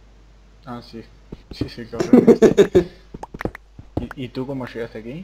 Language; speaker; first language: Spanish; native; Spanish